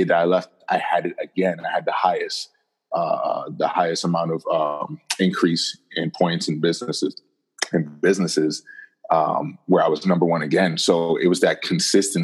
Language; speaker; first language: English; native; English